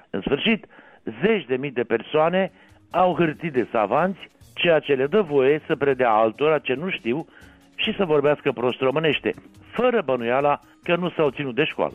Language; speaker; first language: Romanian; native; Romanian